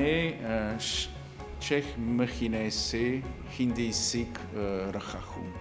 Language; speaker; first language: Hindi; non-native, learner; Portuguese